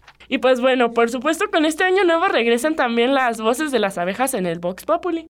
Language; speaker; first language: Spanish; native; Spanish